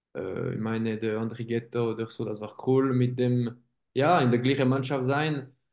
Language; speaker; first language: German; non-native, local second language; French